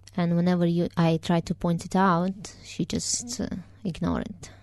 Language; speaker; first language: English; non-native, fluent; Romanian